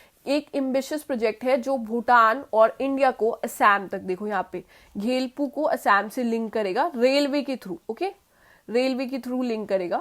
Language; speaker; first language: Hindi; native; Hindi